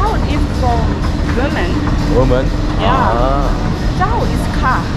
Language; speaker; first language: English; non-native, learner; Thai